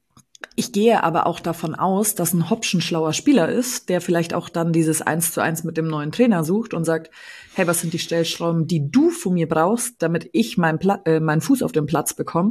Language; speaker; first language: German; native; German